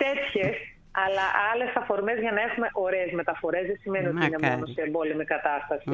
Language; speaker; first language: Greek; native; Greek